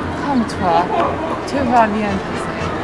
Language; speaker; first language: French; non-native, learner; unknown